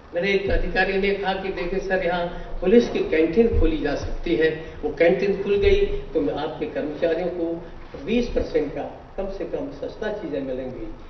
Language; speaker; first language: Hindi; native; Hindi